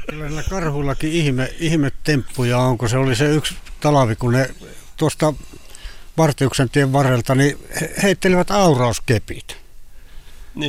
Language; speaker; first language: Finnish; native; Finnish